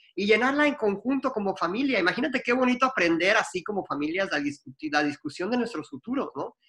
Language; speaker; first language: Spanish; native; Spanish